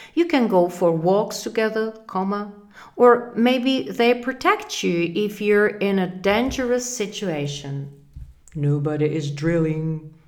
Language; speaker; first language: English; non-native, fluent; Czech